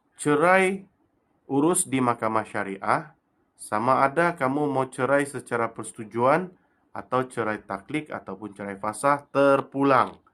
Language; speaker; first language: Malay; native; Malay